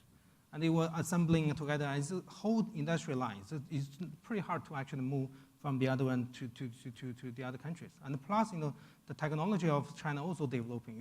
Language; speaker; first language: English; non-native, fluent; Chinese